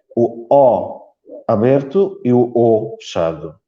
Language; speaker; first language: Portuguese; non-native, fluent; Polish